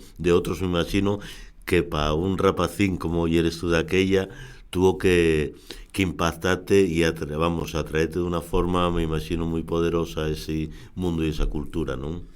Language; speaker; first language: Spanish; native; Spanish